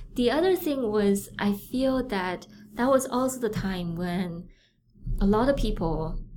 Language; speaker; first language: English; non-native, fluent; Chinese